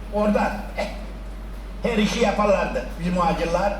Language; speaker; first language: Turkish; early bilingual, other home language; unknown